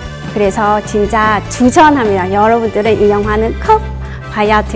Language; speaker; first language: Korean; non-native, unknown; Vietnamese